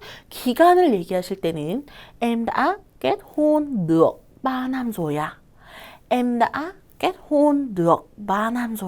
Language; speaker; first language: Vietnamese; non-native, fluent; Korean